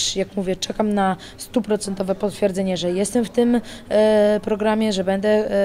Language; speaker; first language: Polish; native; Polish